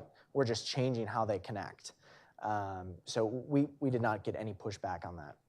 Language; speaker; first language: English; native; English